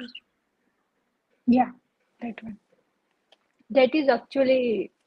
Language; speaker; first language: English; non-native, local second language; Gujarati